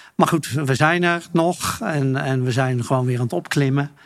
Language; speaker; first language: Dutch; native; Dutch